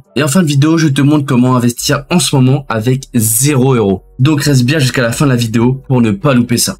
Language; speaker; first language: French; native; French